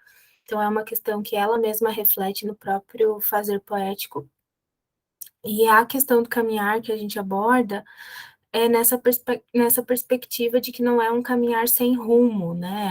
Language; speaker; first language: Portuguese; native; Portuguese